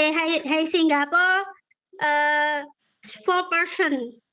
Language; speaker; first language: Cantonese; non-native, learner; Indonesian